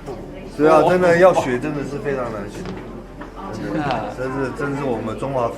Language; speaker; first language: Chinese; native; Chinese